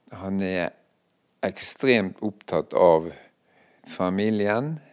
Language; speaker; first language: Norwegian; native; Norwegian